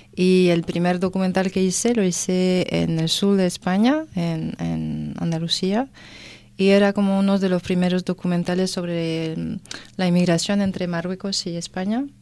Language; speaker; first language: Spanish; non-native, fluent; French